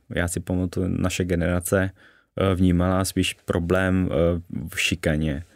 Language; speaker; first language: Czech; early bilingual, other home language; Vietnamese